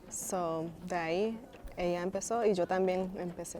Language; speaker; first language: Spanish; early bilingual, heritage; English